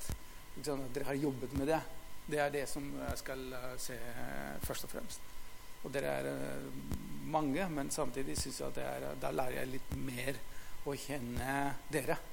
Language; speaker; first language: Norwegian; non-native, fluent; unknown